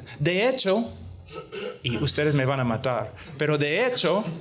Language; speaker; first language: Spanish; non-native, fluent; English